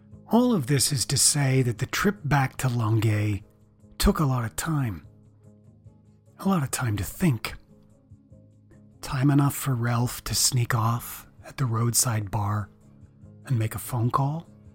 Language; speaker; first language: English; native; English